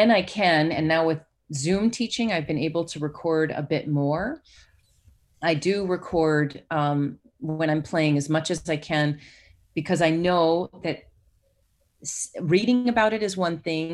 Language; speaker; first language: English; native; English